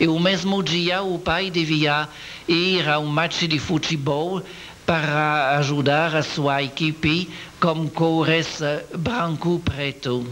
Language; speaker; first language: Portuguese; non-native, learner; French